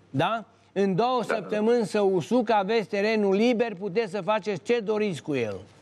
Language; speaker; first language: Romanian; native; Romanian